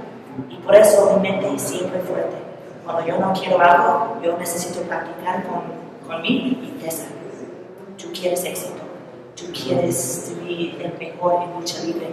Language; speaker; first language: Spanish; non-native, learner; English